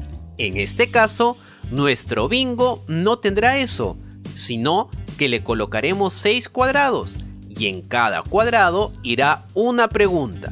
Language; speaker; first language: Spanish; native; Spanish